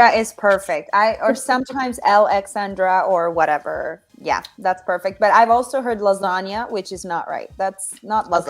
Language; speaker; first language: English; non-native, fluent; Finnish